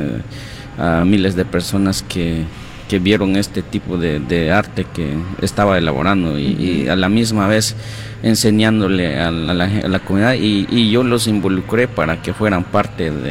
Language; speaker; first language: Spanish; non-native, local second language; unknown